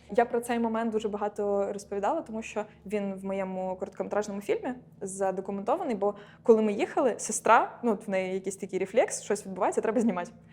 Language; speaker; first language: Ukrainian; non-native, local second language; Russian